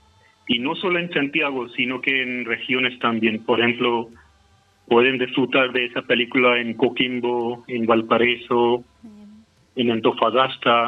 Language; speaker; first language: Spanish; non-native, fluent; Hindi